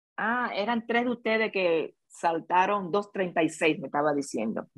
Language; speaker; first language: Spanish; early bilingual, other home language; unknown